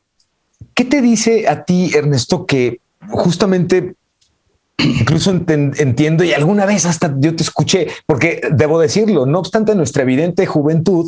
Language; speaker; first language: Spanish; native; Spanish